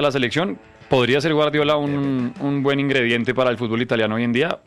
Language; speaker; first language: Spanish; native; Spanish